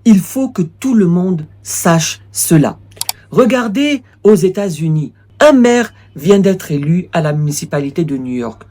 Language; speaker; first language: French; native; French